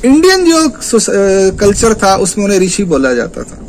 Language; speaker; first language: Hindi; non-native, local second language; Marathi